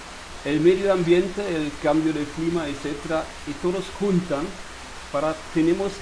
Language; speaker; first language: Spanish; non-native, fluent; German